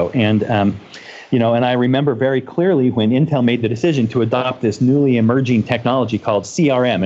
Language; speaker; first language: English; native; English